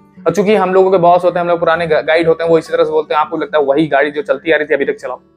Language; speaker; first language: Hindi; native; Hindi